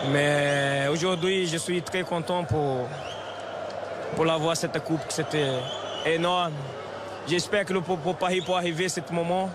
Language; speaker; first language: French; non-native, fluent; Portuguese